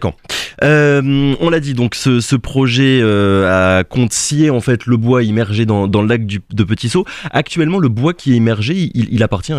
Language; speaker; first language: French; native; French